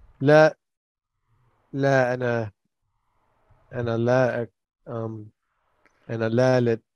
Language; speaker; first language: Arabic; non-native, learner; English